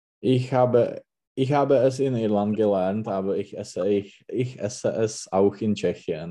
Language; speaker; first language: German; non-native, learner; Czech